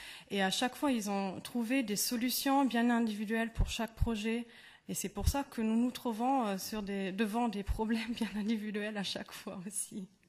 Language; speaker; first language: French; non-native, fluent; German